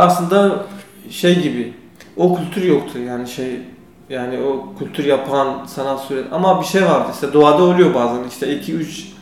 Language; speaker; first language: Turkish; non-native, learner; Kurdish